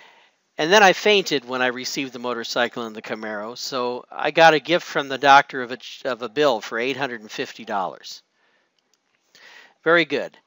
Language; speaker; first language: English; native; English